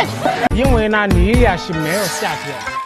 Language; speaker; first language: Chinese; non-native, fluent; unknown